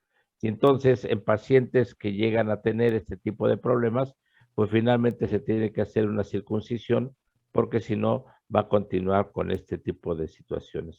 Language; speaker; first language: Spanish; native; Spanish